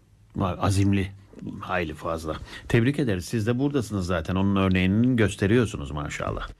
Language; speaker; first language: Turkish; native; Turkish